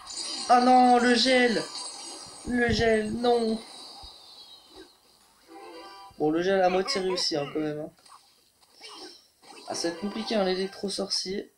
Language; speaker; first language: French; native; French